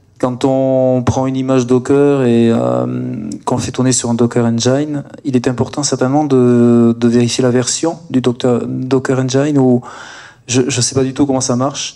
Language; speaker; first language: French; native; French